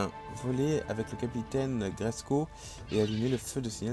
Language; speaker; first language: French; native; French